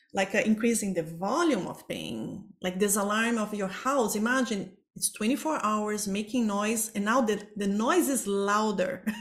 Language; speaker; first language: English; non-native, fluent; Portuguese